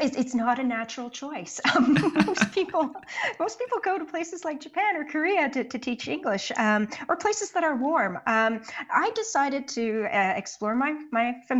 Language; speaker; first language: English; native; English